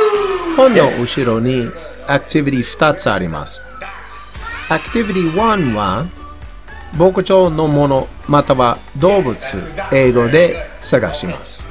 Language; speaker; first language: Japanese; non-native, fluent; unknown